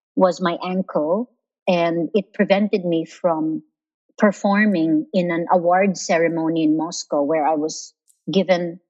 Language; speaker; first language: English; non-native, local second language; Filipino